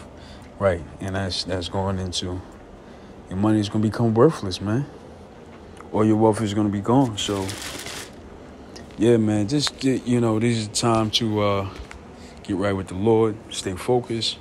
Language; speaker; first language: English; native; English